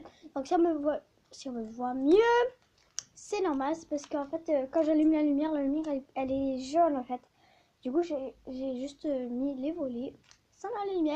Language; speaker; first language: French; native; French